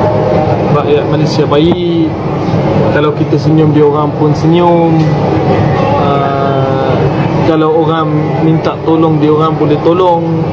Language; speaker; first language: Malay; non-native, fluent; Arabic